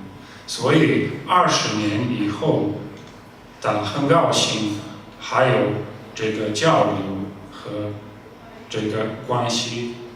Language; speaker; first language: Chinese; non-native, fluent; Slovenian